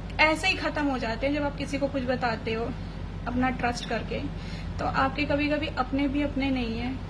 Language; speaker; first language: Hindi; native; Hindi